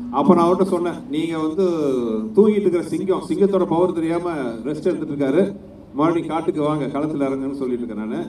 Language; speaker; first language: Tamil; native; Tamil